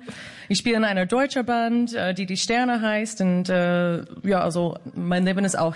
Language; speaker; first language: German; non-native, fluent; English